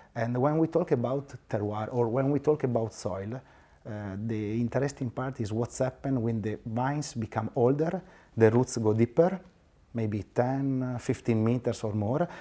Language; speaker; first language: English; non-native, fluent; Italian